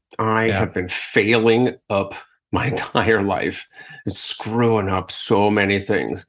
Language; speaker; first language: English; native; English